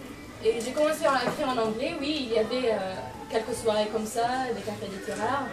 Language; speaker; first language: French; non-native, fluent; Arabic